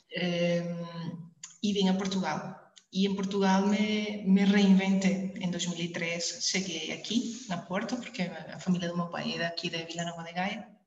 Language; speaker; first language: Portuguese; early bilingual, heritage; Spanish